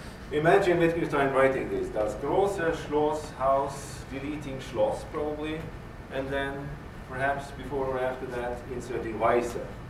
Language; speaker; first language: English; non-native, fluent; Norwegian